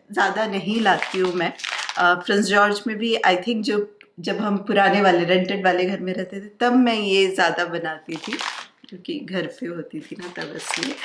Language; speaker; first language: Hindi; non-native, local second language; Bangla